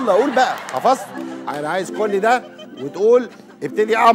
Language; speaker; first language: Arabic; native; Arabic